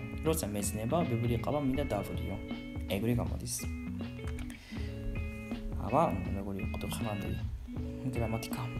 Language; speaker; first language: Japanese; non-native, learner; Georgian